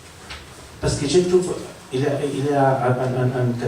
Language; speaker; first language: French; non-native, learner; Spanish